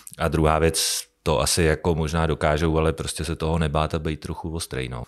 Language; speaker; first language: Czech; native; Czech